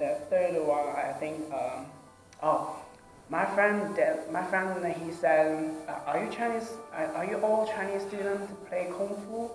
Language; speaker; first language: English; non-native, learner; Chinese